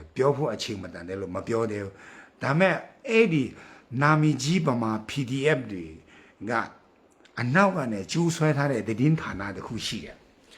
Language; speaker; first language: Burmese; non-native, local second language; Kachin